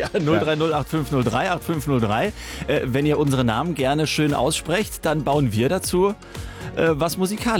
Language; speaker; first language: German; native; German